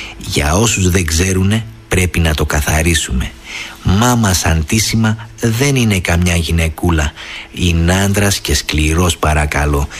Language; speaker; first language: Greek; native; Greek